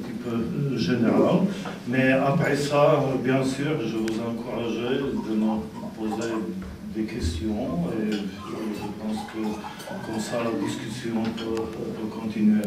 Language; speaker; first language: French; non-native, fluent; Slovak